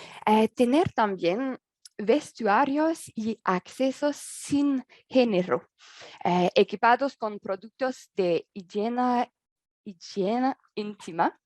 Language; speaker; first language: Spanish; non-native, learner; French